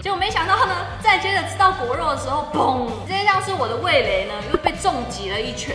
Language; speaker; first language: Chinese; native; Chinese